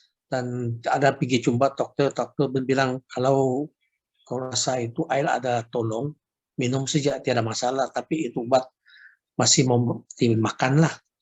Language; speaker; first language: Indonesian; non-native, local second language; Chinese